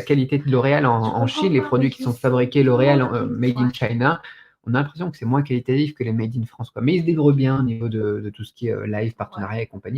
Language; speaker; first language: French; native; French